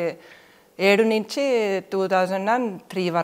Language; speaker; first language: Telugu; non-native, fluent; Finnish